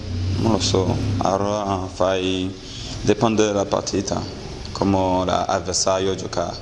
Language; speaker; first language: Italian; non-native, learner; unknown